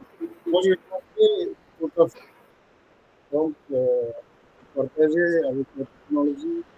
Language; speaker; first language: French; non-native, fluent; Malayalam